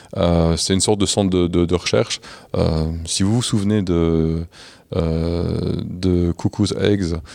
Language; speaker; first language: French; native; French